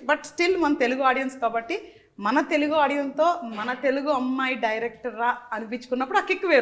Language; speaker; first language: Telugu; native; Telugu